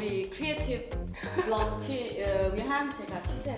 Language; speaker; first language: Korean; non-native, learner; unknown